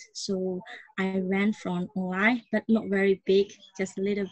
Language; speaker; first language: English; non-native, learner; Burmese